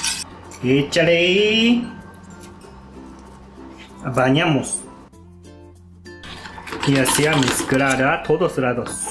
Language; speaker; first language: Spanish; non-native, learner; Japanese